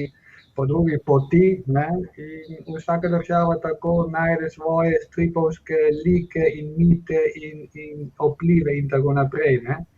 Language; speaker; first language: Slovenian; non-native, fluent; Spanish